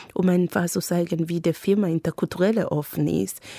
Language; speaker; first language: German; non-native, fluent; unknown